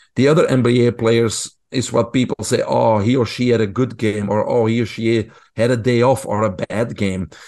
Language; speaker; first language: English; non-native, fluent; Dutch